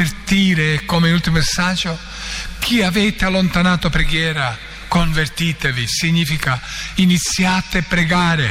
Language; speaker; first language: Italian; non-native, fluent; Croatian